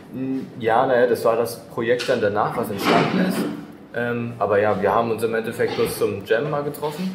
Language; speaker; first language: German; native; German